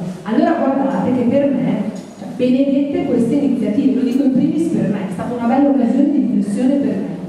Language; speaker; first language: Italian; native; Italian